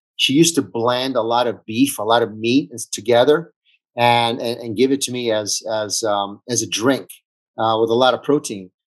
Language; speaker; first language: English; early bilingual, other home language; Italian